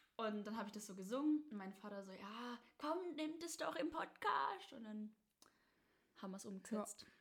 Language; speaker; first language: German; native; German